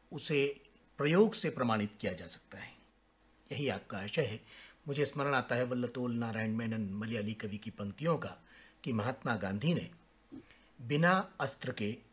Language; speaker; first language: Hindi; non-native, local second language; Marathi